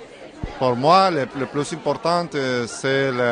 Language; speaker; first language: French; non-native, learner; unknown